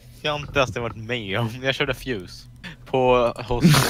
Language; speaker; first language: Swedish; native; Swedish